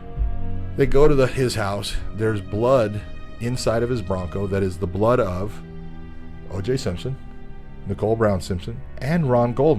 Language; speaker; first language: English; native; English